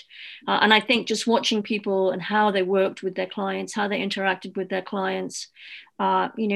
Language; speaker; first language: English; native; English